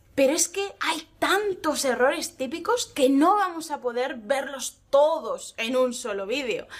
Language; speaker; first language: Spanish; native; Spanish